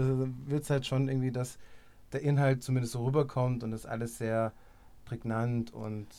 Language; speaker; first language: German; native; German